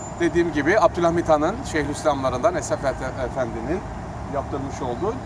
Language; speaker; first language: Turkish; native; Turkish